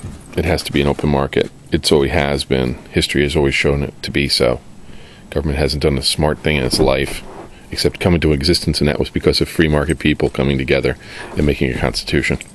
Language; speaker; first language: English; native; English